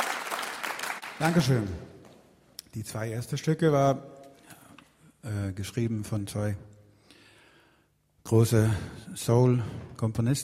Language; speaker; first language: German; non-native, learner; Swedish